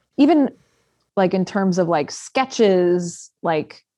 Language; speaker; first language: English; native; English